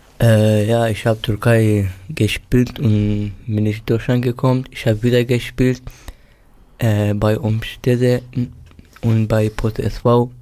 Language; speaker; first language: German; non-native, learner; Turkish